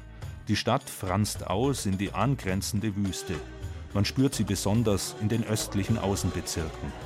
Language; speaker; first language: German; native; German